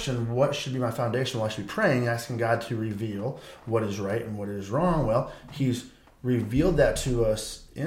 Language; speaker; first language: English; native; English